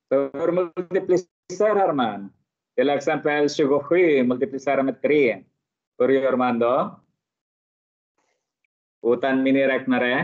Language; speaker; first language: Swedish; non-native, fluent; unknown